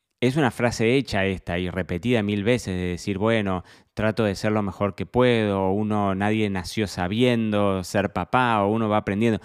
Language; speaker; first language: Spanish; native; Spanish